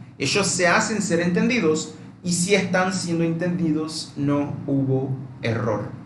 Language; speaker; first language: Spanish; non-native, fluent; Portuguese